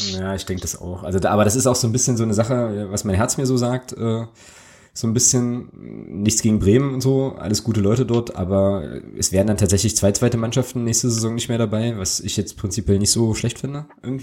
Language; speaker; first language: German; native; German